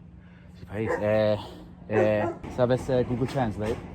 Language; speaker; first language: Spanish; non-native, learner; English